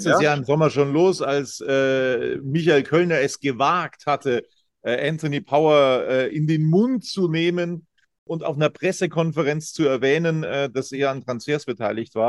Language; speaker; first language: German; native; German